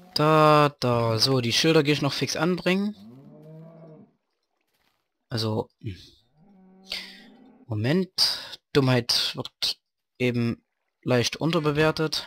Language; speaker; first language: German; native; German